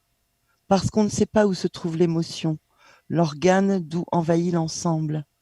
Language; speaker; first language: French; native; French